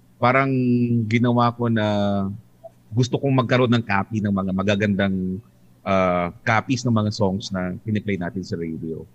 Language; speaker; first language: Filipino; non-native, local second language; Hiligaynon